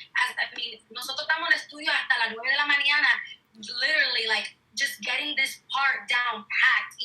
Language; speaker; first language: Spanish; early bilingual, heritage; Spanish